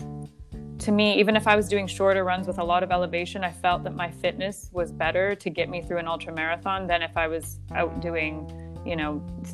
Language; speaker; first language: English; native; English